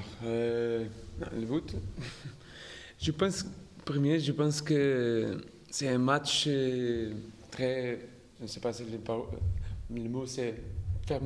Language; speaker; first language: French; non-native, learner; Portuguese